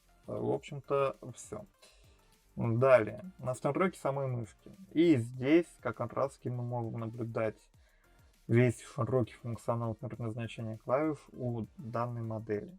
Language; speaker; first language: Russian; native; Russian